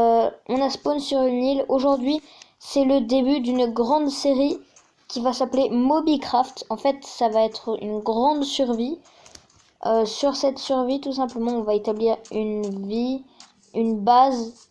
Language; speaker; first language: French; native; French